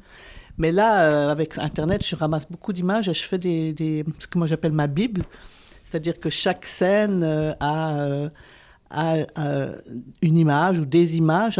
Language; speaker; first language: French; native; French